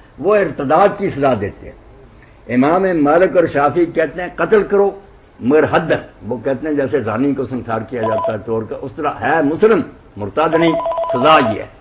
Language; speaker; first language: Urdu; non-native, local second language; Punjabi